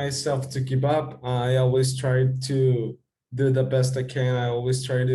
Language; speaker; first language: English; non-native, fluent; Spanish